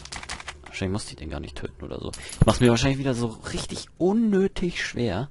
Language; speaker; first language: German; native; German